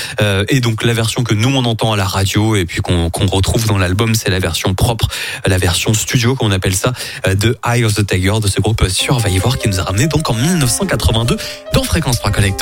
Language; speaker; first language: French; native; French